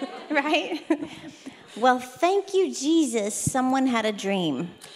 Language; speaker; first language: English; native; English